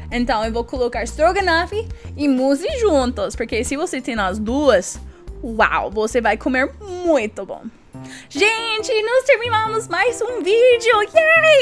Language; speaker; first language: Portuguese; non-native, learner; English